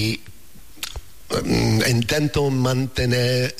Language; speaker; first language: Spanish; non-native, learner; English